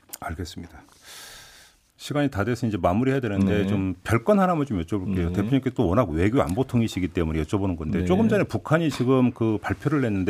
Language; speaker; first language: Korean; native; Korean